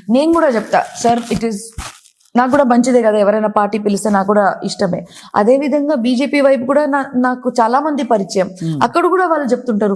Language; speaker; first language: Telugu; non-native, local second language; Kannada